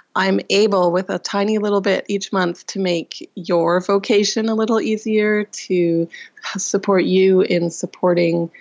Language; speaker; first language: English; non-native, fluent; Russian